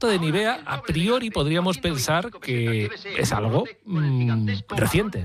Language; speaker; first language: Spanish; native; Spanish